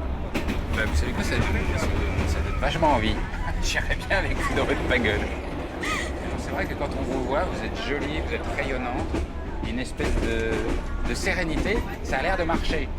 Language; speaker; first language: French; native; French